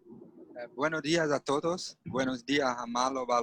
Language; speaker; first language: Spanish; non-native, learner; Portuguese